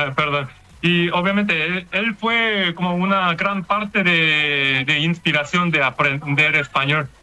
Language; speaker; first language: Spanish; non-native, fluent; Korean